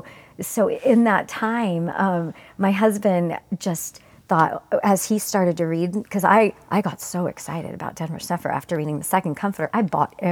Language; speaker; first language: English; native; English